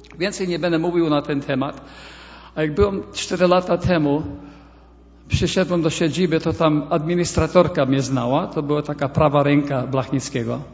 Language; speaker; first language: Polish; early bilingual, heritage; Polish